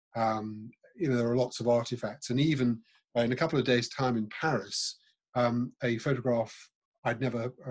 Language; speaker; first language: English; native; English